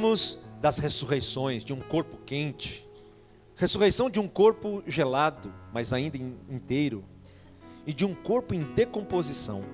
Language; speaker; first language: Portuguese; native; Portuguese